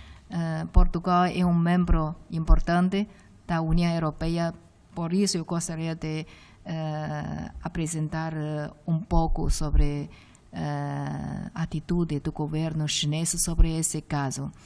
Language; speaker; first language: Portuguese; non-native, fluent; Chinese